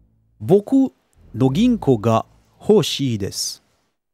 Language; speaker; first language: Japanese; non-native, learner; French